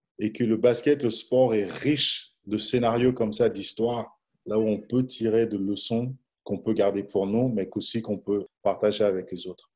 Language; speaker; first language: French; non-native, local second language; Lingala